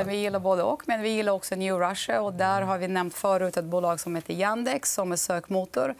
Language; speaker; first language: Swedish; non-native, fluent; Russian